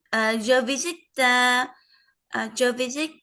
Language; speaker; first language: French; non-native, learner; Vietnamese